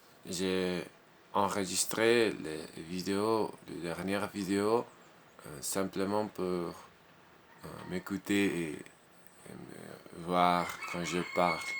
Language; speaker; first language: French; non-native, learner; Spanish